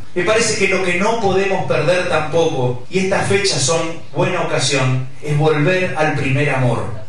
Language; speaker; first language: Spanish; native; Spanish